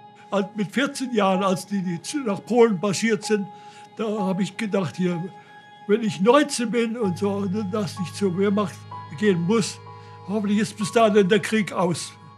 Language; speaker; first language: German; native; German